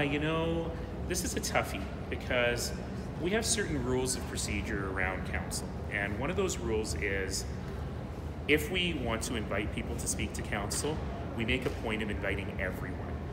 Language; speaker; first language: English; native; English